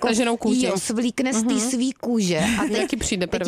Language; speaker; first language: Czech; native; Czech